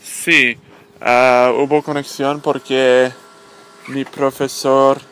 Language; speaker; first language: Spanish; non-native, learner; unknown